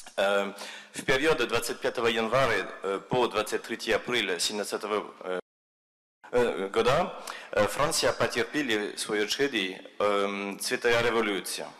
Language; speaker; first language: Russian; non-native, fluent; French